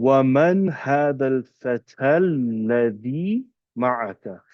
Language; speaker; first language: Arabic; non-native, fluent; English